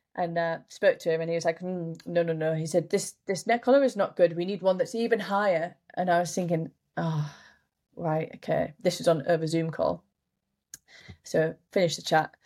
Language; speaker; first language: English; native; English